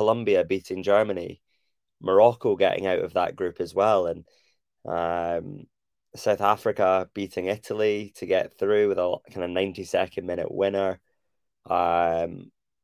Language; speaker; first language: English; native; English